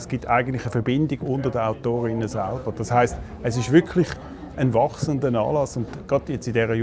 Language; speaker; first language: German; native; German